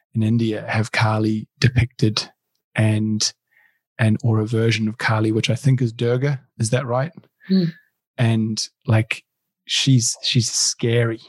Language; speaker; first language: English; native; English